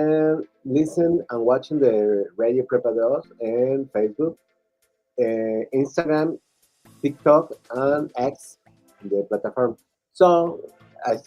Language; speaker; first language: English; non-native, learner; Spanish